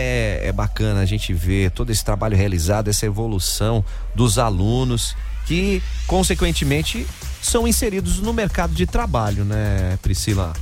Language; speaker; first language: Portuguese; native; Portuguese